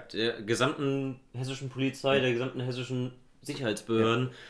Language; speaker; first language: German; native; German